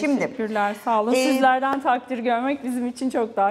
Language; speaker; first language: Turkish; native; Turkish